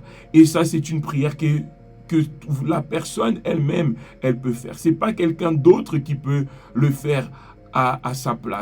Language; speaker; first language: French; native; French